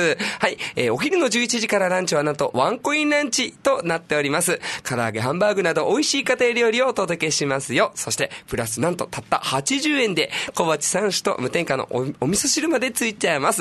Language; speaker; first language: Japanese; native; Japanese